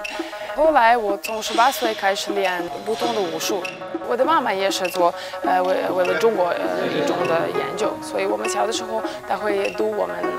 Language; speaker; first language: Chinese; non-native, fluent; Serbian